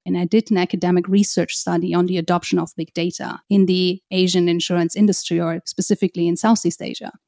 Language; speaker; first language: English; non-native, fluent; German